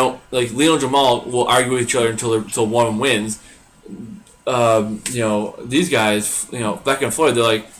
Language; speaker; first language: English; native; English